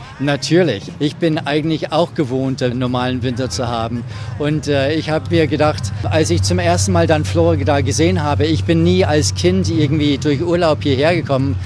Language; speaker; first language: German; non-native, fluent; English